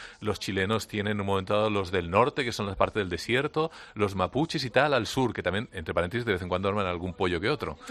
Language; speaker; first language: Spanish; early bilingual, heritage; Spanish